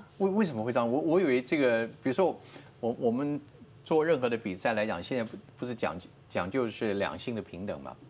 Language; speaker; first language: Chinese; native; Chinese